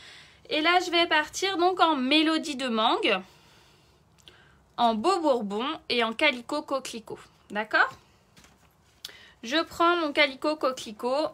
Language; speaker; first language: French; native; French